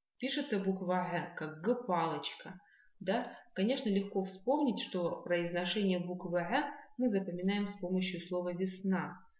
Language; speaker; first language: Russian; non-native, local second language; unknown